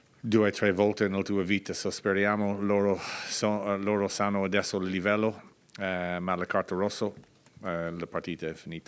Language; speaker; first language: Italian; non-native, learner; English